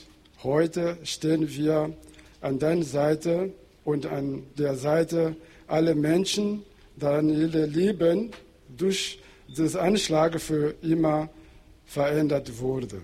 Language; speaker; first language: German; non-native, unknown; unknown